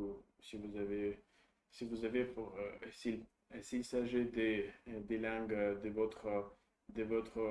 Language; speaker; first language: French; non-native, learner; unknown